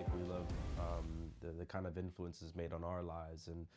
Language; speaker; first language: English; non-native, local second language; Filipino